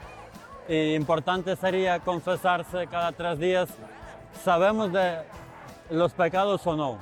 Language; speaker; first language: Spanish; non-native, fluent; Ukrainian